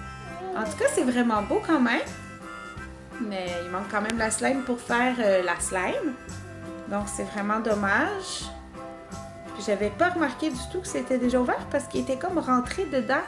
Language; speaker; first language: French; native; French